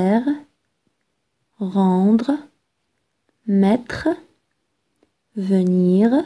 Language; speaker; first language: French; non-native, local second language; Arabic